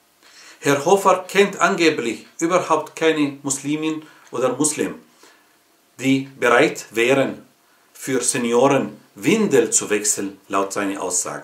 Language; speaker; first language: German; non-native, fluent; Arabic